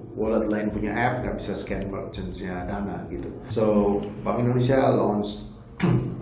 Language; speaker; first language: English; non-native, fluent; Indonesian